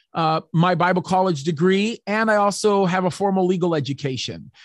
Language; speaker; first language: English; early bilingual, other home language; Arabic